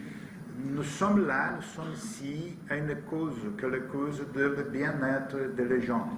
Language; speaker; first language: French; non-native, learner; Portuguese